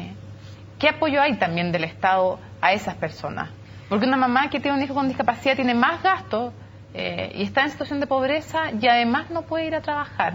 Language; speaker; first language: Spanish; native; Spanish